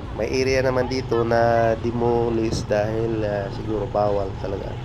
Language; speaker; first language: Filipino; native; Filipino